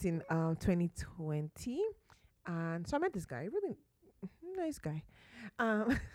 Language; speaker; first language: English; non-native, local second language; Yoruba